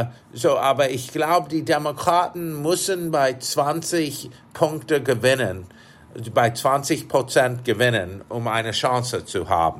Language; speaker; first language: German; non-native, fluent; English